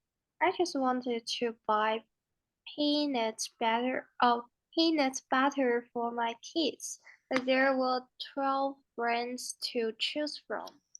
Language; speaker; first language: English; non-native, learner; Chinese